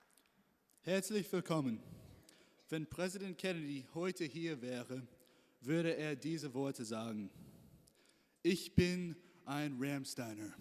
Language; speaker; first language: German; non-native, learner; English